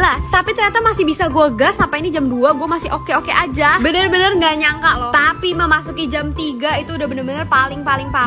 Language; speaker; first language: Indonesian; native; Indonesian